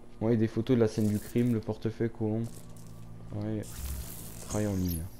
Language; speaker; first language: French; native; French